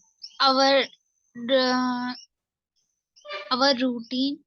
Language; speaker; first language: English; non-native, learner; Hindi